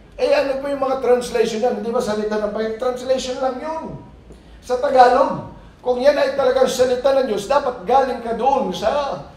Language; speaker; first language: Filipino; non-native, local second language; Iloko